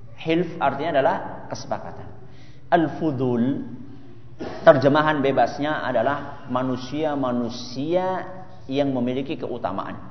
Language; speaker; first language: Indonesian; non-native, local second language; Javanese